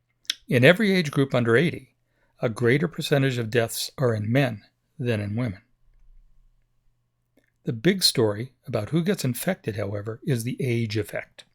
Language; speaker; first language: English; native; English